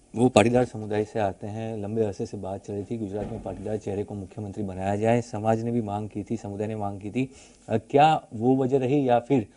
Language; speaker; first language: Hindi; non-native, local second language; Gujarati